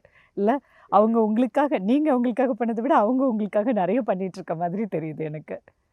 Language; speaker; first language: Tamil; native; Tamil